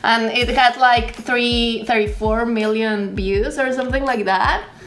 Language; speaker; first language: English; non-native, fluent; Spanish